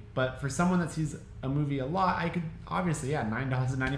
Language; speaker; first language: English; native; English